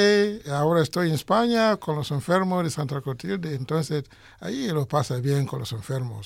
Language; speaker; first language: Spanish; non-native, learner; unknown